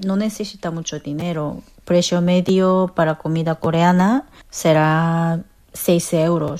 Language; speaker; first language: Spanish; non-native, fluent; Korean